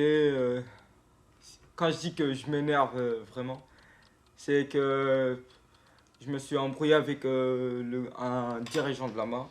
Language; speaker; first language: French; non-native, local second language; Comorian